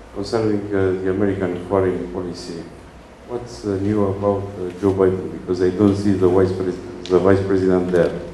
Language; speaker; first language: English; non-native, learner; Romanian